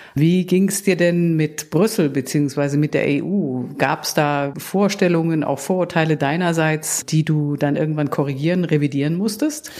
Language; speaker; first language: German; native; German